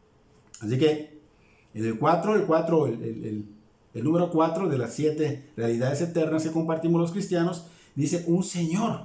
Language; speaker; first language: Spanish; native; Spanish